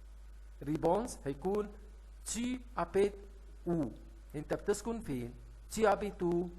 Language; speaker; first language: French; non-native, fluent; Arabic